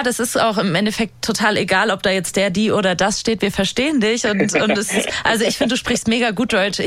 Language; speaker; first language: German; native; German